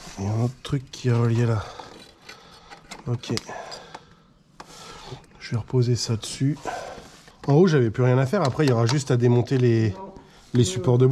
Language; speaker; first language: French; native; French